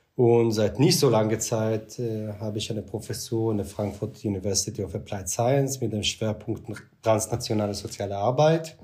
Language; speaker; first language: German; non-native, fluent; Hebrew